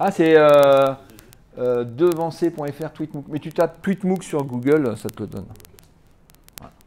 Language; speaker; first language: French; native; French